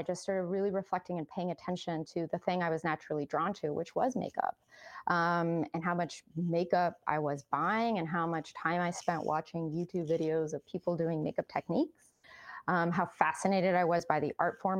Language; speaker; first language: English; early bilingual, other home language; Spanish